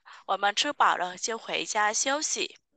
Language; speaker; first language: Chinese; non-native, fluent; Vietnamese